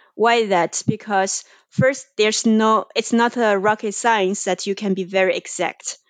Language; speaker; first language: English; non-native, fluent; Chinese